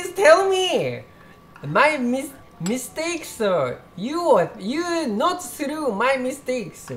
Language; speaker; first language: English; non-native, learner; Japanese